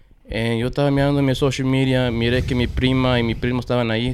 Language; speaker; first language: Spanish; early bilingual, heritage; Spanish